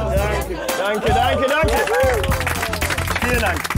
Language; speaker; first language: German; native; German